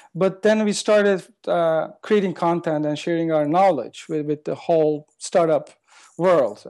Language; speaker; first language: English; non-native, fluent; Turkish